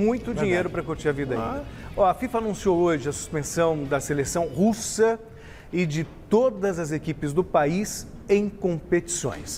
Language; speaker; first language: Portuguese; native; Portuguese